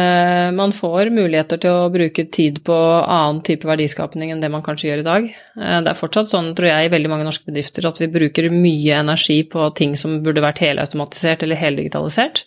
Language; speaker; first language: Norwegian; native; Norwegian